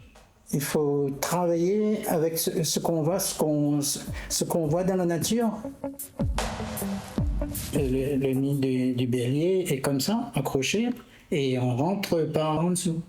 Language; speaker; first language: French; non-native, local second language; Réunion Creole French